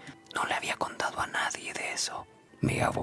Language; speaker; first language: Spanish; native; Spanish